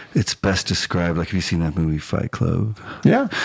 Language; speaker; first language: English; native; English